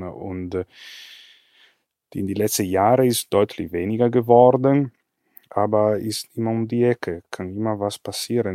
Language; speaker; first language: German; non-native, fluent; Italian